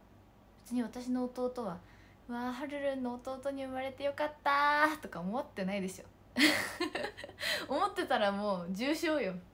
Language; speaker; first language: Japanese; native; Japanese